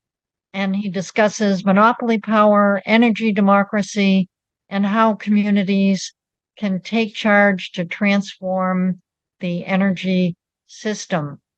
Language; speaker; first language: English; native; English